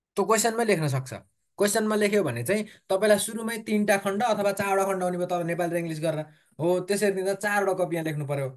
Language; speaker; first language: Nepali; native; Nepali